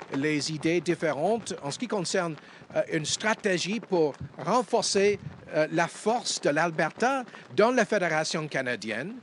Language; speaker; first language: French; non-native, fluent; English